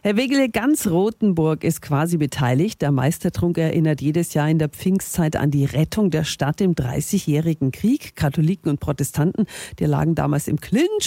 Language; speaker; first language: German; native; German